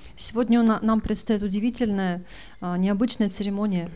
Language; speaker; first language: Russian; native; Russian